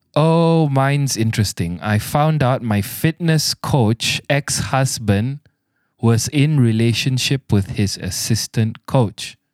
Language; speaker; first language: English; non-native, local second language; Malay